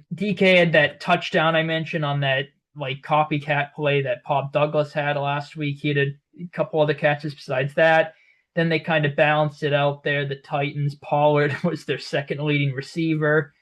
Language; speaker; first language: English; native; English